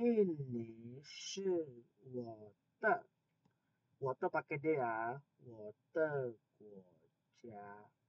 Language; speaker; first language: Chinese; non-native, fluent; Indonesian